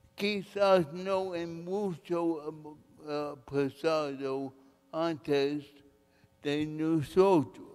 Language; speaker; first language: Spanish; non-native, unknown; English